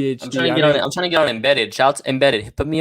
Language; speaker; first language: English; native; English